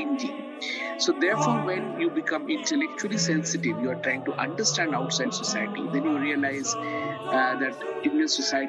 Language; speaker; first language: English; non-native, local second language; Bangla